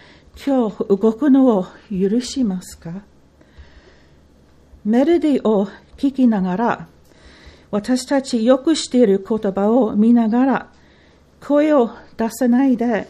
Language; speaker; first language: Japanese; non-native, fluent; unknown